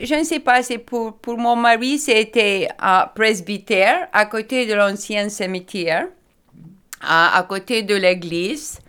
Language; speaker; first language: French; non-native, learner; Lithuanian